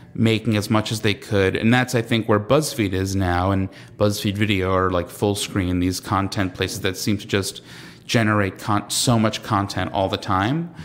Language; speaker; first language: English; native; English